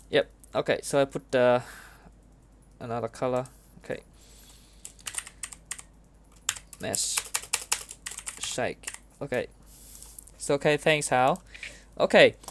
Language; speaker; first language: English; non-native, learner; Vietnamese